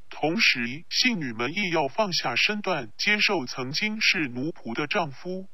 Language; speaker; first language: Chinese; non-native, local second language; Cantonese